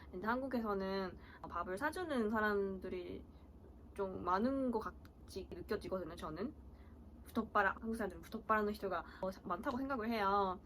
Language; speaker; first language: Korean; early bilingual, heritage; Korean